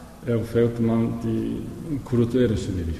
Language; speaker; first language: German; non-native, learner; Japanese